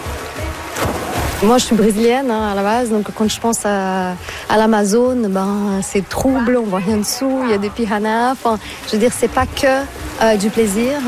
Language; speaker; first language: French; non-native, fluent; Portuguese